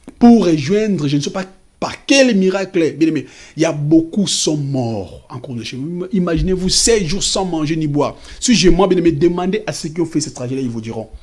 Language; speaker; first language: French; non-native, local second language; Lingala